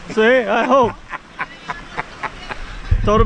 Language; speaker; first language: Spanish; non-native, learner; English